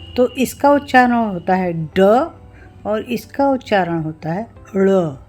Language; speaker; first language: Hindi; native; Hindi